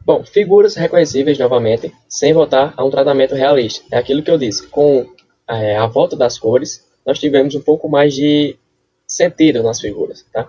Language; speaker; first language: Portuguese; native; Portuguese